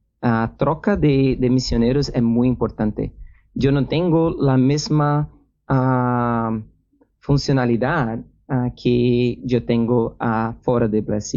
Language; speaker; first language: Spanish; non-native, learner; Portuguese